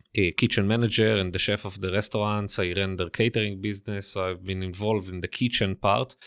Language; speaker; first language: English; non-native, fluent; Hebrew